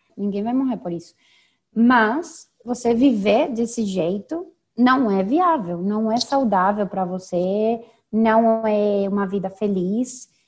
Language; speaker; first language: Portuguese; non-native, fluent; Spanish